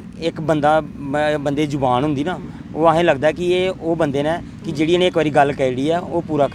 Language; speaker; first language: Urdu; non-native, local second language; Dogri